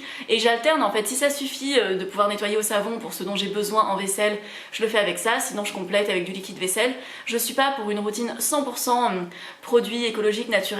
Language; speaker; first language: French; native; French